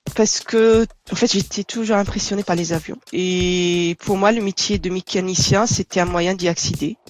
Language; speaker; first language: French; non-native, local second language; Arabic